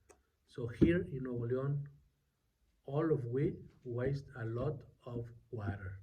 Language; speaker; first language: English; non-native, learner; Spanish